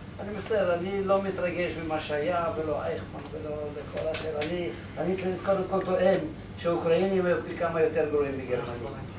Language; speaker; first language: Hebrew; non-native, fluent; Polish